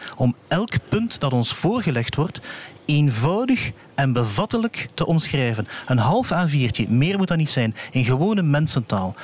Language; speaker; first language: Dutch; native; Dutch